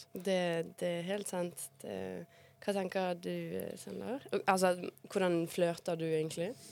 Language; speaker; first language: Norwegian; early bilingual, other home language; Bosnian